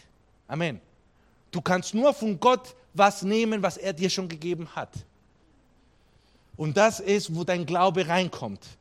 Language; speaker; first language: German; non-native, fluent; Spanish